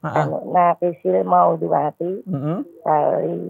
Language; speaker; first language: Arabic; non-native, learner; Indonesian